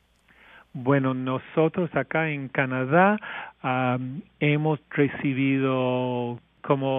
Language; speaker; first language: Spanish; non-native, fluent; English